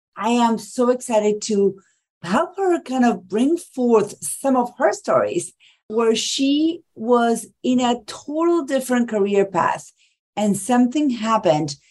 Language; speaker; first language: English; non-native, fluent; Spanish